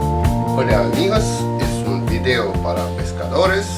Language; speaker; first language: Spanish; non-native, fluent; Russian